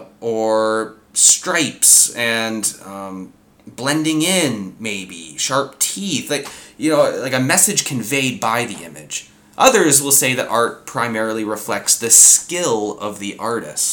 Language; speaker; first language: English; native; English